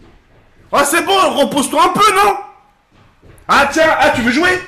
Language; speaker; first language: French; native; French